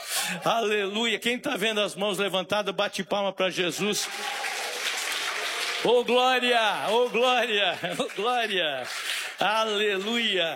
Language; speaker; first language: Portuguese; native; Portuguese